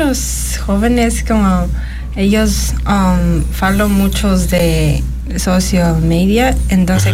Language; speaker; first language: Spanish; non-native, learner; Chinese